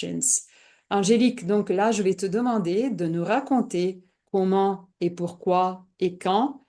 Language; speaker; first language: French; non-native, fluent; Italian